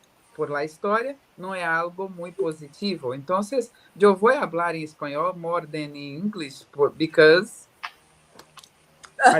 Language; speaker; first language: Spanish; non-native, learner; Portuguese